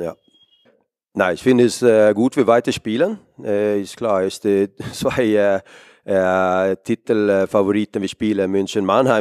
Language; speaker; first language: German; non-native, fluent; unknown